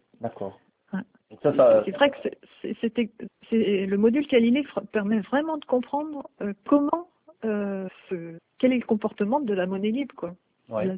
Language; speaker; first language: French; native; French